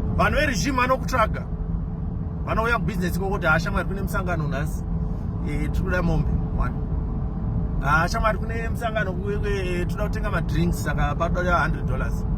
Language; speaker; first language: Shona; non-native, local second language; English